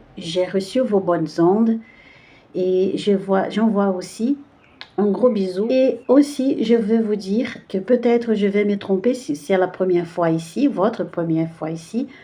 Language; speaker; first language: French; non-native, fluent; Portuguese